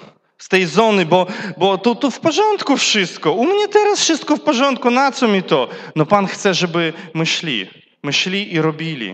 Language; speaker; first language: Polish; non-native, learner; Russian